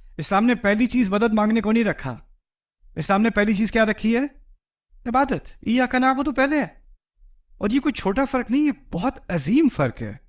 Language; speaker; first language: Urdu; early bilingual, heritage; Urdu